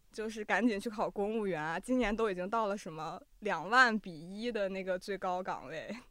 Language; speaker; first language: Chinese; native; Chinese